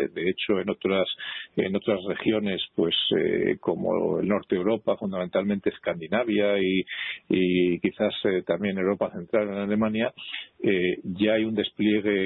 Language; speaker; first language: Spanish; native; Spanish